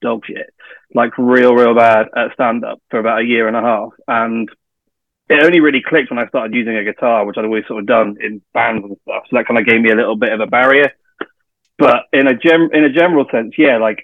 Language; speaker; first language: English; native; English